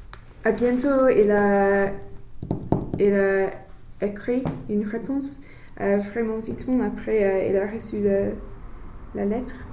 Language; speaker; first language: French; non-native, learner; English